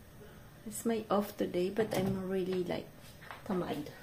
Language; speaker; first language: English; non-native, local second language; Filipino